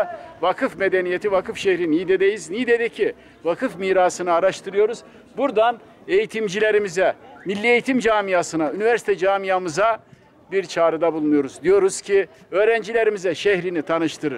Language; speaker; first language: Turkish; native; Turkish